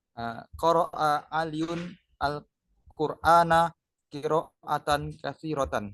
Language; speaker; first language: Arabic; non-native, learner; Indonesian